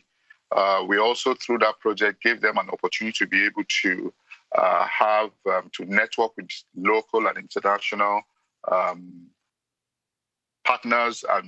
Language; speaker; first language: English; non-native, local second language; Yoruba